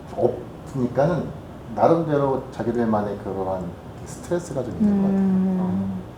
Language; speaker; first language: Korean; native; Korean